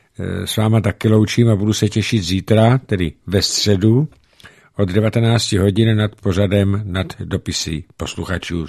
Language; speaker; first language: Czech; native; Czech